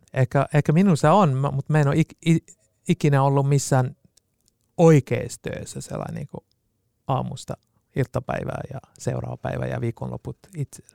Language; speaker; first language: Finnish; non-native, fluent; Kurdish